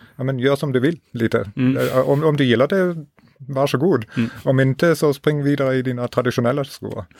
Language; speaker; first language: Swedish; non-native, fluent; English